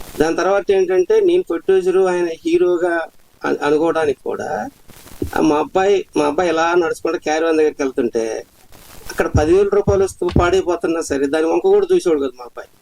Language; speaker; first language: Telugu; native; Telugu